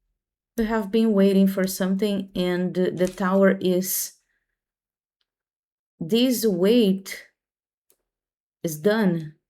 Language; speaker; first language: English; non-native, fluent; Portuguese